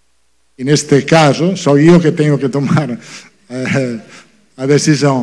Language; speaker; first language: Portuguese; non-native, fluent; Italian